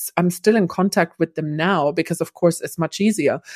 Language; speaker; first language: English; non-native, fluent; German